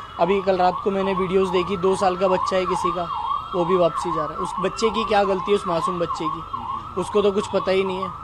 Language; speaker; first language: Hindi; native; Hindi